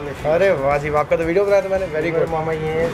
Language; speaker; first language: Hindi; native; Hindi